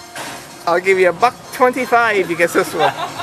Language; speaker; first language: English; native; English